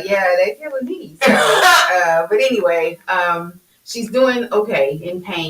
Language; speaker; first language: English; native; English